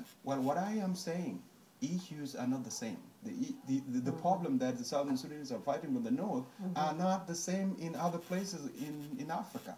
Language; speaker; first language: English; non-native, fluent; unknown